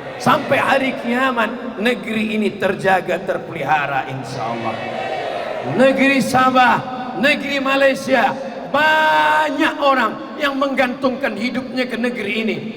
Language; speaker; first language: Malay; native; Malay